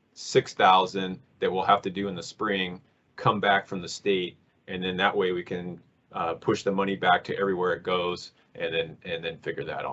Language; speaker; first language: English; native; English